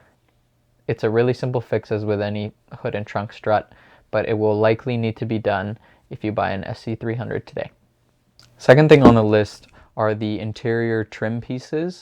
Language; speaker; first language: English; native; English